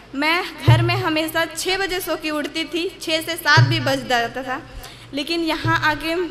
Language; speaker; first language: Hindi; native; Hindi